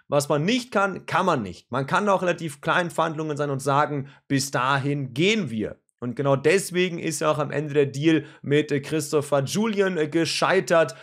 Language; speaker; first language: German; native; German